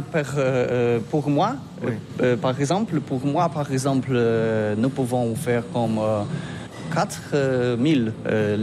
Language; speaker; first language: French; non-native, learner; Polish